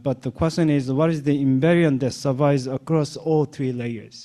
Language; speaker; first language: English; non-native, fluent; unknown